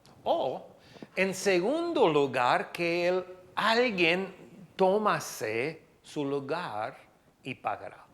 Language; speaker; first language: Spanish; non-native, fluent; English